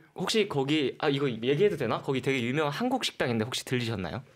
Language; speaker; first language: Korean; native; Korean